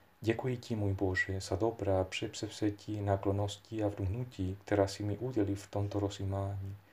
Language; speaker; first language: Czech; non-native, fluent; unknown